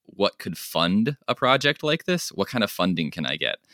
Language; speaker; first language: English; native; English